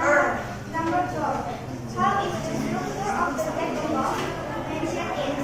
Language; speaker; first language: English; non-native, fluent; Indonesian